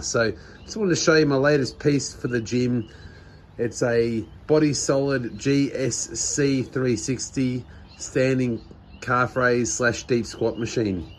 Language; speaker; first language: English; native; English